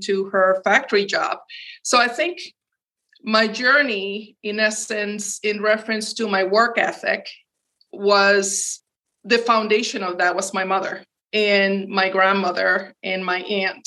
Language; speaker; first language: English; early bilingual, other home language; Spanish